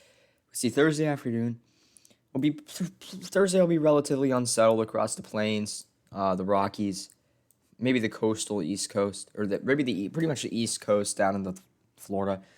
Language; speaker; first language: English; native; English